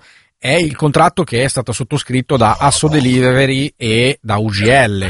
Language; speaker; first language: Italian; native; Italian